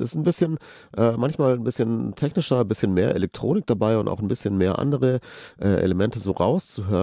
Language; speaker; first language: German; native; German